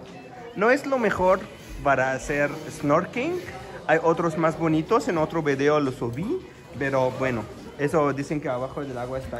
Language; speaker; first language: Spanish; non-native, fluent; Arabic